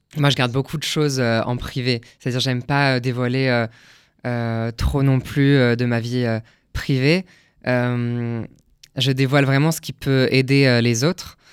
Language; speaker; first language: French; native; French